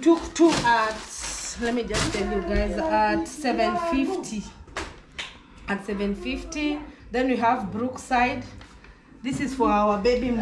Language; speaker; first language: English; non-native, local second language; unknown